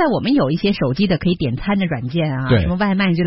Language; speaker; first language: Chinese; native; Chinese